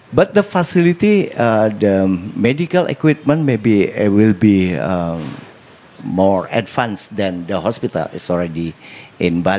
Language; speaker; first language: English; non-native, learner; Indonesian